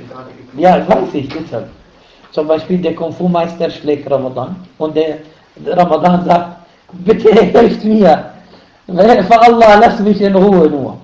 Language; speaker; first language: German; non-native, fluent; Arabic